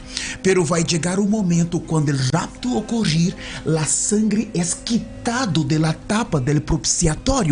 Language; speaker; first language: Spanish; non-native, learner; Portuguese